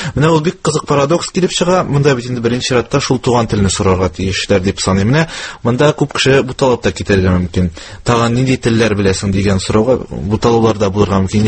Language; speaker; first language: Tatar; native; Tatar